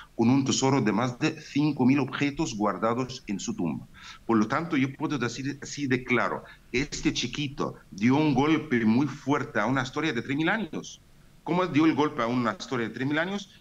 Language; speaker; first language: Spanish; non-native, fluent; Arabic